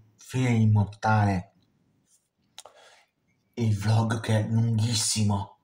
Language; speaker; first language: Italian; non-native, fluent; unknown